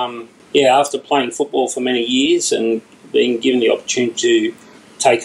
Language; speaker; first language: English; native; English